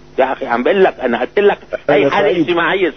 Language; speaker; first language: Arabic; native; Arabic